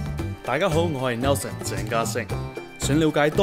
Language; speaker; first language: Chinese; early bilingual, heritage; Cantonese